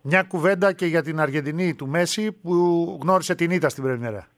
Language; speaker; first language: Greek; native; Greek